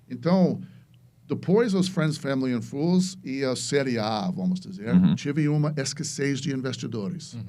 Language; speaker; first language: Portuguese; non-native, fluent; English